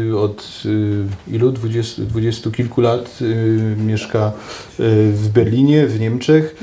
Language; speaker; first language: Polish; native; Polish